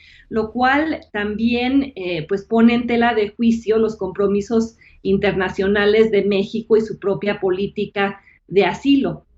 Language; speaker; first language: Spanish; native; Spanish